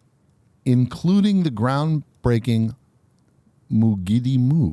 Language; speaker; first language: English; native; English